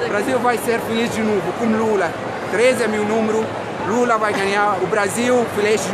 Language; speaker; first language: Portuguese; non-native, learner; Arabic